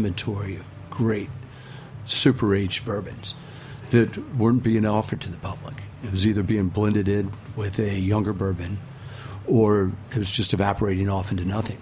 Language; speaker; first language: English; native; English